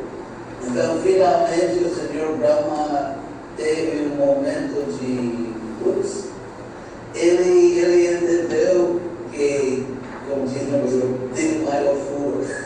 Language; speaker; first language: Portuguese; non-native, fluent; English